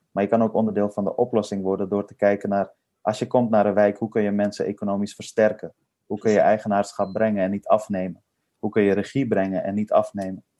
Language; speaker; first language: Dutch; early bilingual, other home language; Persian